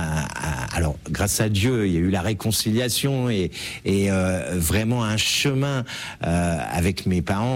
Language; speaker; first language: French; native; French